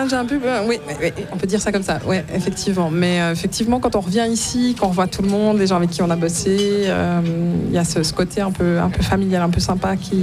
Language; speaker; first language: French; native; French